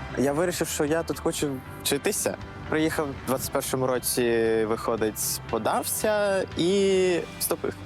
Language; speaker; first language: Ukrainian; non-native, fluent; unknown